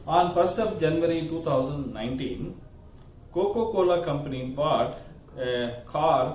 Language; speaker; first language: English; non-native, local second language; Kannada